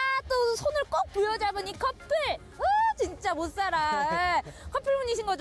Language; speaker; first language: Korean; native; Korean